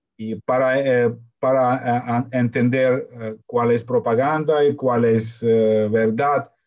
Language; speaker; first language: Spanish; non-native, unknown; Russian